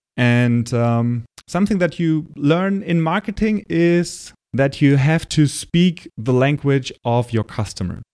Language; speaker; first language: English; non-native, fluent; German